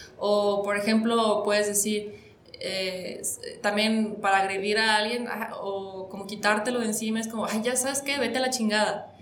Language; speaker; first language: Spanish; native; Spanish